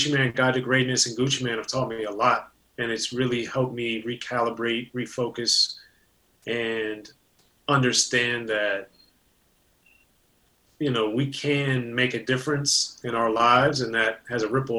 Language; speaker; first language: English; native; English